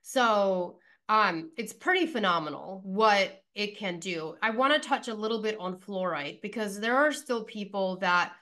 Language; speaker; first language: English; early bilingual, other home language; Pennsylvania German